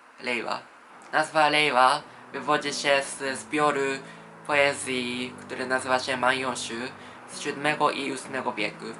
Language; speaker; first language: Polish; non-native, fluent; Japanese